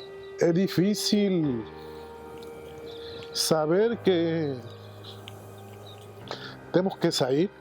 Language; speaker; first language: Portuguese; non-native, fluent; Spanish